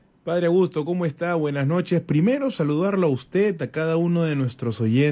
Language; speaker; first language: Spanish; native; Spanish